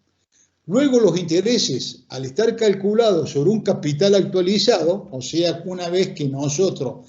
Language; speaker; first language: Spanish; native; Spanish